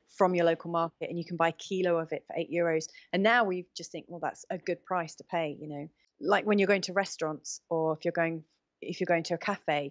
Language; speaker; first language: English; native; English